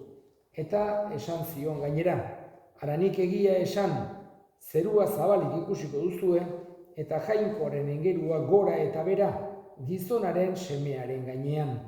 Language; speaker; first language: Basque; native; Basque